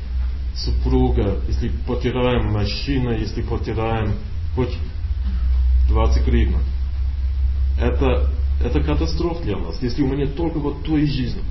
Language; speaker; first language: Russian; non-native, learner; English